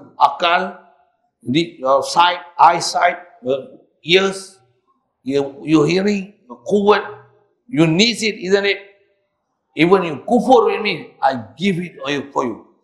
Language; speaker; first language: English; non-native, local second language; Malay